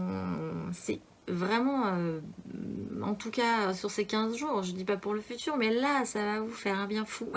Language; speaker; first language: French; native; French